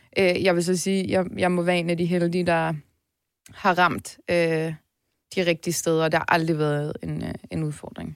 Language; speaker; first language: Danish; early bilingual, other home language; Turkish